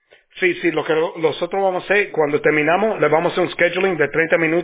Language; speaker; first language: Spanish; early bilingual, heritage; Spanish